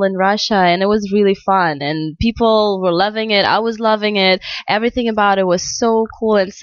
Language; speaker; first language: English; non-native, fluent; Russian